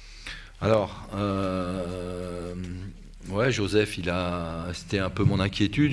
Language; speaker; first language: French; native; French